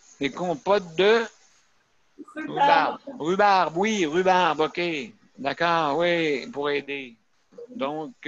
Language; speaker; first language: French; native; French